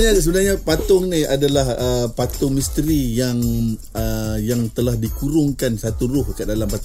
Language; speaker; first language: Malay; native; Malay